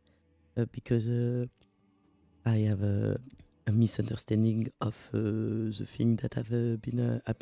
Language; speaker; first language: English; non-native, learner; French